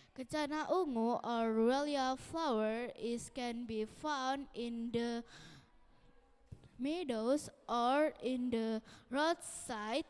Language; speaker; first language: English; non-native, learner; Indonesian